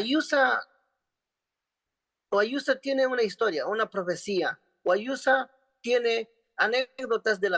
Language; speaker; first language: Spanish; non-native, local second language; Quechua